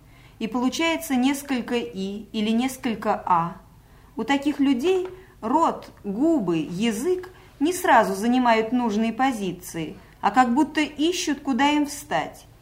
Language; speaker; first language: Russian; native; Russian